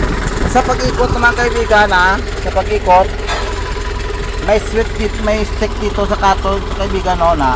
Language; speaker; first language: Filipino; non-native, local second language; Cebuano